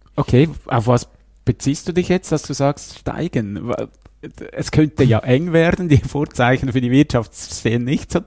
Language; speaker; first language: German; native; German